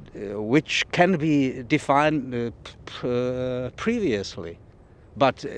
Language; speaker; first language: English; non-native, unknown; Czech